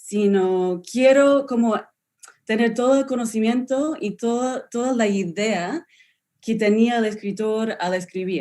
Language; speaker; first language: Spanish; non-native, fluent; English